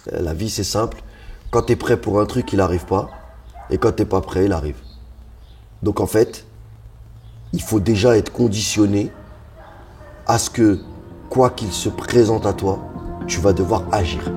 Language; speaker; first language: French; native; French